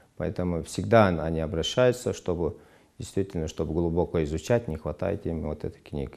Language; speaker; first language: Russian; non-native, local second language; Kyrgyz